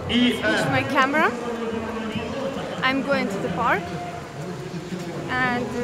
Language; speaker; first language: English; non-native, fluent; Ukrainian